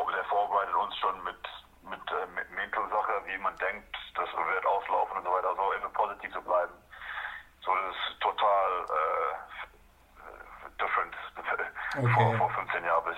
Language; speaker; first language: German; non-native, fluent; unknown